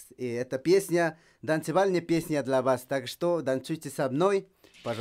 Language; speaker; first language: Russian; non-native, learner; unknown